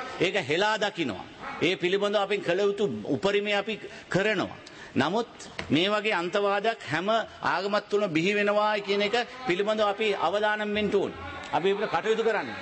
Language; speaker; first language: Sinhala; non-native, local second language; Tamil